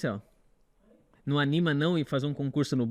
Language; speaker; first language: Portuguese; native; Portuguese